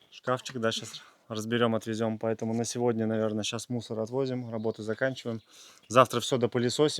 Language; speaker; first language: Russian; native; Russian